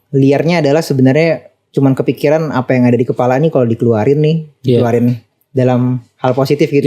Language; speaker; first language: Indonesian; native; Indonesian